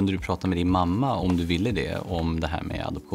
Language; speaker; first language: Swedish; native; Swedish